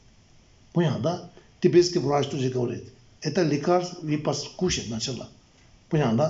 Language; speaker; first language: Russian; non-native, learner; Tibetan